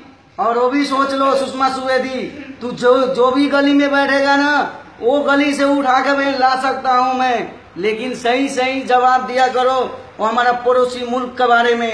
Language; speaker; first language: Hindi; non-native, local second language; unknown